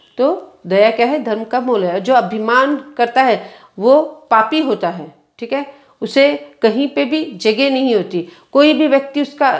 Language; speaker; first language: Hindi; non-native, local second language; Kannada